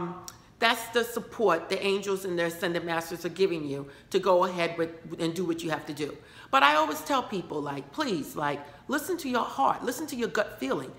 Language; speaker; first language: English; native; English